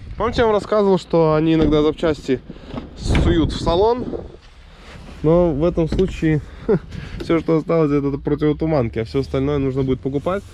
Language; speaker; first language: Russian; native; Russian